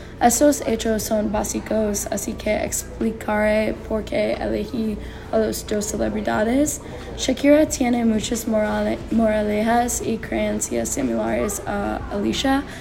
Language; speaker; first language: Spanish; non-native, learner; English